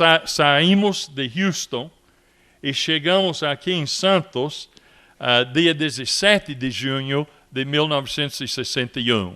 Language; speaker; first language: Portuguese; non-native, fluent; English